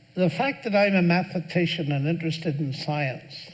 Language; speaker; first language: English; native; English